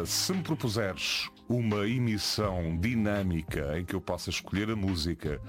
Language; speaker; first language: Portuguese; native; Portuguese